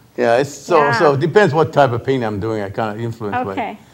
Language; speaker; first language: English; non-native, local second language; Cantonese